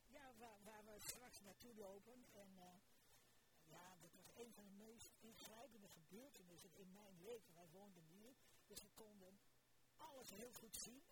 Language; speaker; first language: Dutch; early bilingual, other home language; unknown